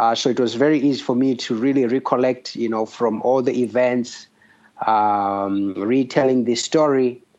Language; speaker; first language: English; non-native, local second language; Shona